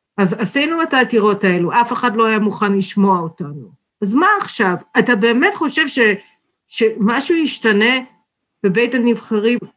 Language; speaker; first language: Hebrew; non-native, fluent; English